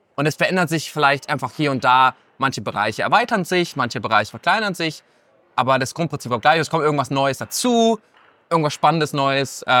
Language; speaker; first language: German; native; German